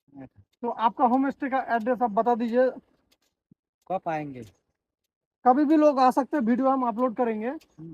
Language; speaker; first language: Hindi; non-native, local second language; Bangla